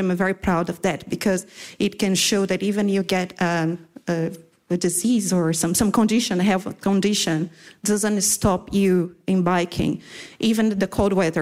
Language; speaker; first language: English; non-native, fluent; Portuguese